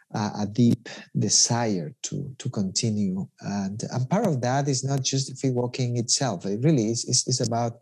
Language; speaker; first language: English; non-native, fluent; Spanish